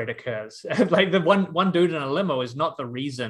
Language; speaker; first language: English; native; English